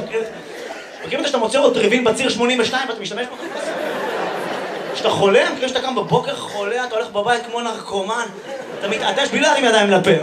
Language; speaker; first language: Hebrew; native; Hebrew